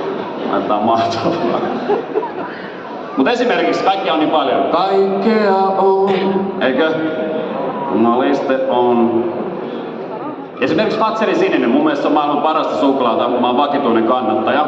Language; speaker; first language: Finnish; native; Finnish